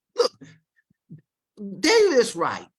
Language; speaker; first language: English; native; English